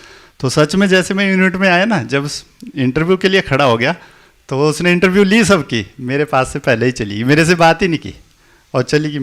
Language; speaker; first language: Hindi; native; Hindi